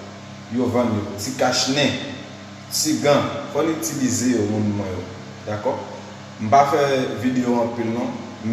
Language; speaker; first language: French; non-native, learner; Haitian Creole